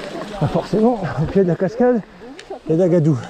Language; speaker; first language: French; native; French